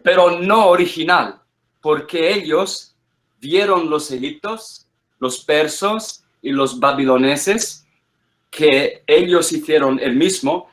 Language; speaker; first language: Spanish; non-native, fluent; English